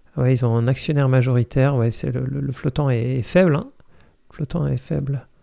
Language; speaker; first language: French; native; French